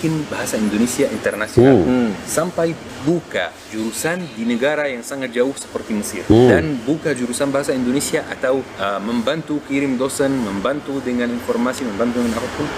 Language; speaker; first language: Indonesian; non-native, fluent; Arabic